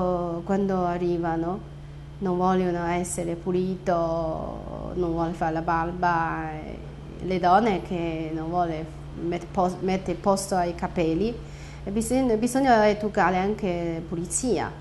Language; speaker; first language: Italian; non-native, learner; Chinese